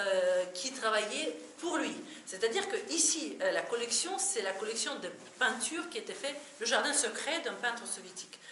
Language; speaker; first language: French; non-native, fluent; Russian